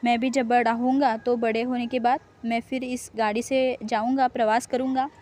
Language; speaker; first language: Hindi; non-native, local second language; Marathi